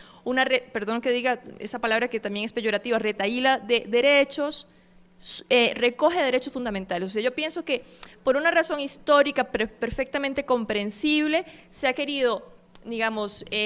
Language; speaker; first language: Spanish; native; Spanish